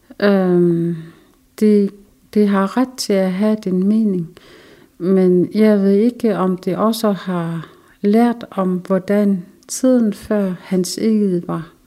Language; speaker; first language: Danish; non-native, local second language; Kalaallisut